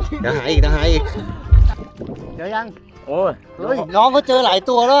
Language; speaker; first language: Thai; native; Thai